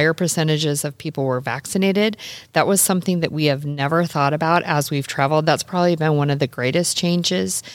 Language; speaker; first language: English; native; English